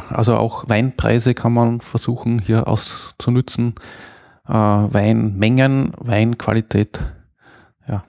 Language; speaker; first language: German; native; German